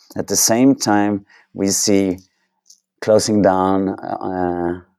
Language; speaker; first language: English; non-native, fluent; Swedish